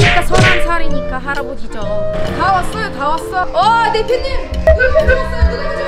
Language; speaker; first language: Korean; non-native, learner; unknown